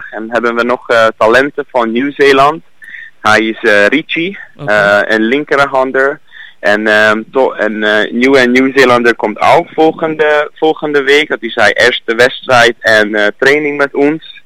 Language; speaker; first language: Dutch; non-native, learner; Hungarian